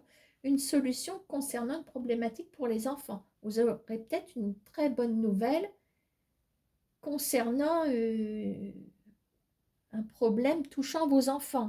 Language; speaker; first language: French; native; French